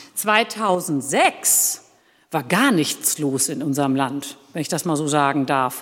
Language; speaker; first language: German; early bilingual, other home language; Turkish